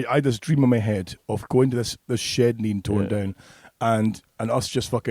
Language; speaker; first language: English; native; English